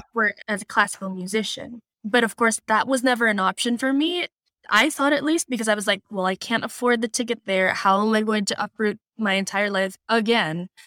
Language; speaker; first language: English; non-native, local second language; Filipino